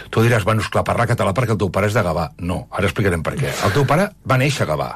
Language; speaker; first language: Catalan; native; Catalan